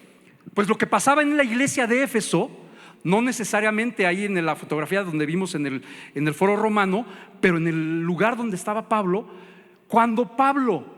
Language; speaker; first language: Spanish; native; Spanish